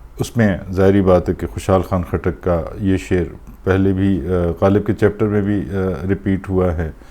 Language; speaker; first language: Urdu; non-native, local second language; Pashto